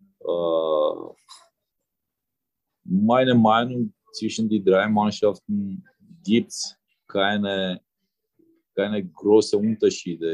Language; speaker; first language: German; non-native, fluent; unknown